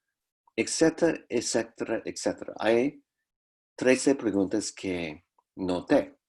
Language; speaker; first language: Spanish; non-native, fluent; English